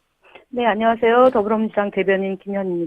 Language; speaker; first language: Korean; native; Korean